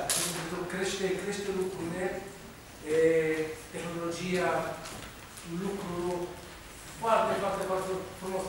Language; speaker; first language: Romanian; non-native, learner; Hebrew